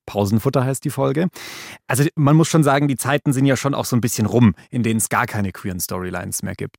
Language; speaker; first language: German; native; German